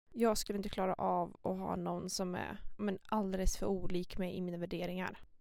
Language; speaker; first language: Swedish; early bilingual, other home language; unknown